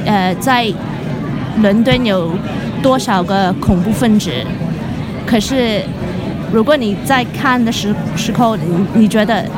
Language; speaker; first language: Chinese; non-native, local second language; Cantonese